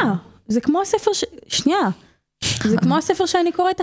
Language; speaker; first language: Hebrew; native; Hebrew